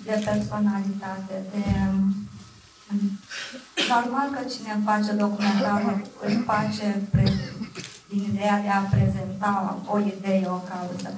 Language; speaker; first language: Romanian; native; Romanian